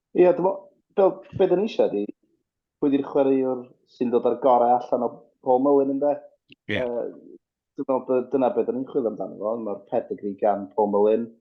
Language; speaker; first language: Welsh; native; Welsh